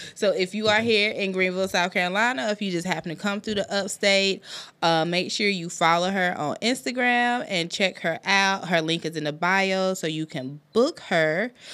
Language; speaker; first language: English; native; English